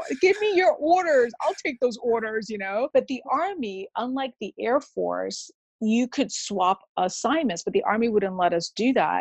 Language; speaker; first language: English; native; English